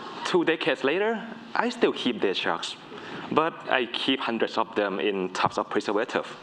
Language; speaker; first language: English; non-native, fluent; Thai